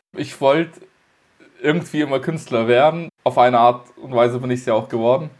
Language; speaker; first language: German; early bilingual, other home language; Russian